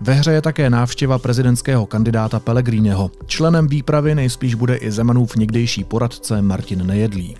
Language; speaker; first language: Czech; native; Czech